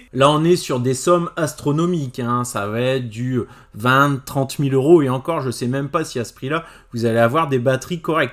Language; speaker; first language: French; native; French